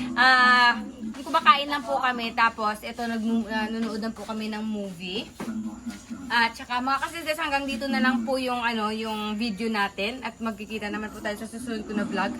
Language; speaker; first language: Filipino; native; Filipino